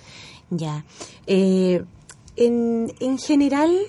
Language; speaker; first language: Spanish; native; Spanish